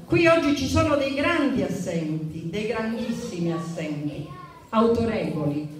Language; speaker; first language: Italian; native; Italian